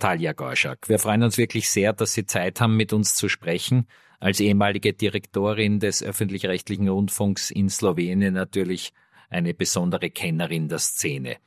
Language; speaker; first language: German; native; German